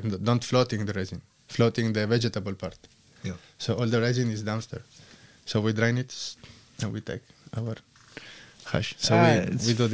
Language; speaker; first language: English; non-native, learner; Italian